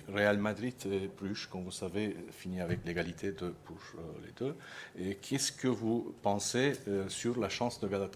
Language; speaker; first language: French; non-native, fluent; Turkish